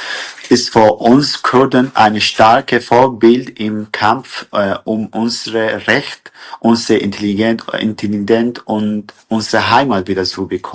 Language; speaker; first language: German; non-native, fluent; Kurdish